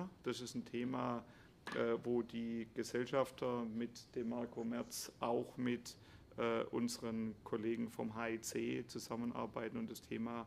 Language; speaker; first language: German; native; German